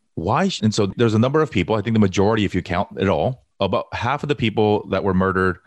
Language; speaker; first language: English; early bilingual, other home language; Korean